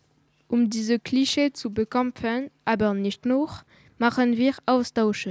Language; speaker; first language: German; non-native, learner; French